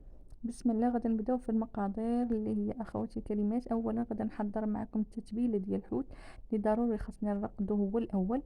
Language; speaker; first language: Arabic; native; Arabic